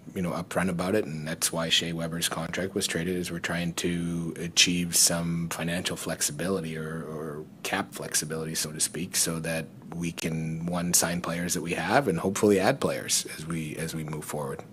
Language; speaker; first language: English; native; English